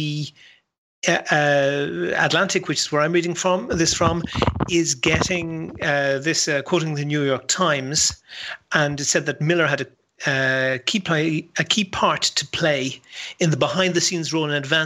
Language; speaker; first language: English; native; English